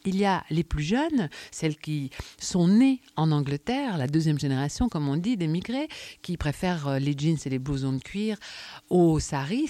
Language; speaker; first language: French; native; French